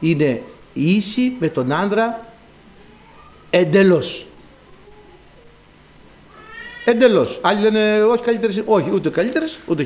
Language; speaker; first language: Greek; native; Greek